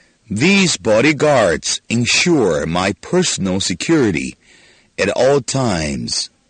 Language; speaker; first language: English; non-native, fluent; Chinese